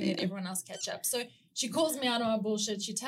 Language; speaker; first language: English; native; English